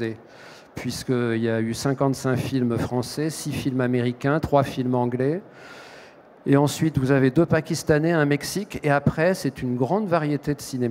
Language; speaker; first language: French; native; French